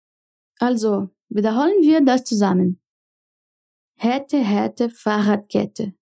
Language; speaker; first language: German; non-native, fluent; Portuguese